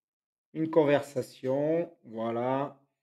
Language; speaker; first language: French; native; French